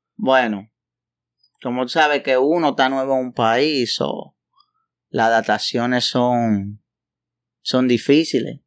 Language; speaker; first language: Spanish; native; Spanish